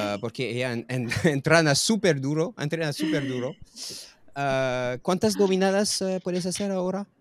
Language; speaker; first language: Spanish; non-native, fluent; English